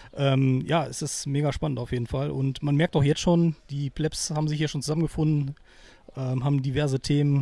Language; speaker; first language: German; native; German